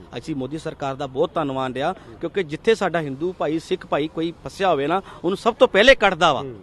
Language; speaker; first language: Punjabi; early bilingual, heritage; Punjabi